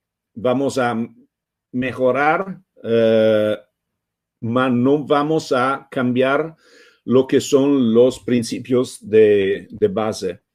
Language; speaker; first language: Spanish; non-native, fluent; Italian